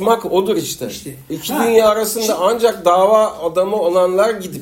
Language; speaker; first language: Turkish; native; Turkish